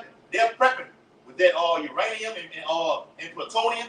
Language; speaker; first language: English; native; English